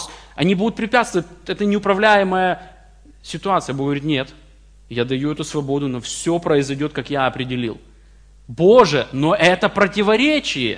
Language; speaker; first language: Russian; native; Russian